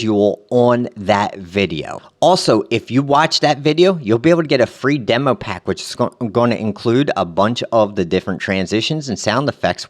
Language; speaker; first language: English; native; English